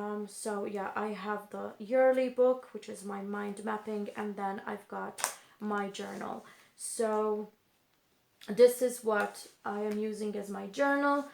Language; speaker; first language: English; non-native, fluent; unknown